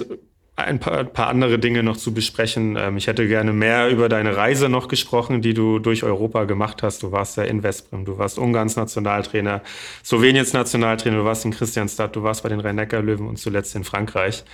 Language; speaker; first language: German; native; German